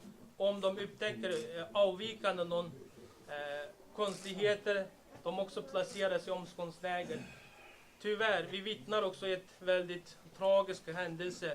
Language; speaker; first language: Swedish; non-native, learner; Uyghur